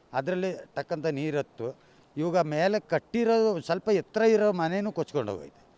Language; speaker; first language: Kannada; native; Kannada